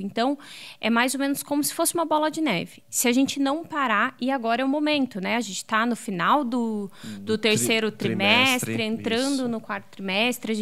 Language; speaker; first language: Portuguese; native; Portuguese